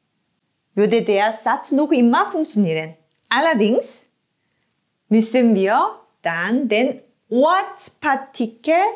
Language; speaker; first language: German; non-native, fluent; Korean